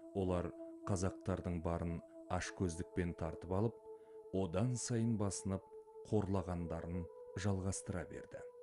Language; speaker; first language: Kazakh; native; Kazakh